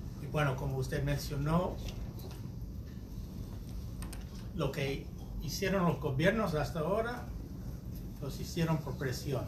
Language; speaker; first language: Spanish; non-native, fluent; English